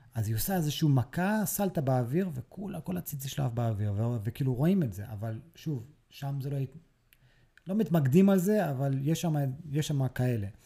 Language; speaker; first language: Hebrew; early bilingual, other home language; English